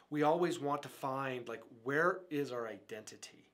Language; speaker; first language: English; native; English